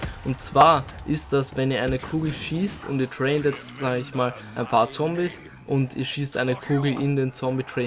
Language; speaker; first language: German; native; German